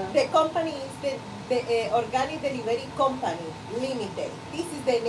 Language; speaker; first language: English; non-native, learner; Spanish